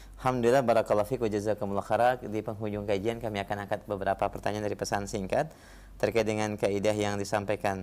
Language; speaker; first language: Indonesian; native; Indonesian